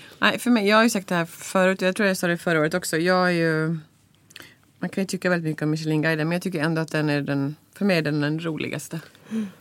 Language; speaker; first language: Swedish; native; Swedish